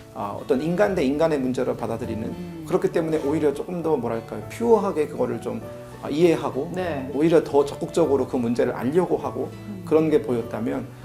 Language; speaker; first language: Korean; native; Korean